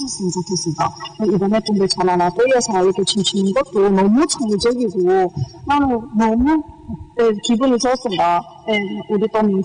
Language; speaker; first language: Korean; early bilingual, heritage; Korean